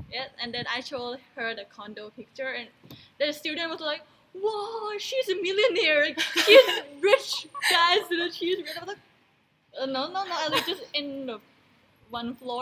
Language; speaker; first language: English; non-native, learner; Thai